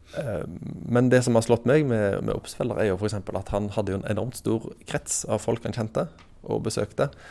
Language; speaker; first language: Norwegian; native; Norwegian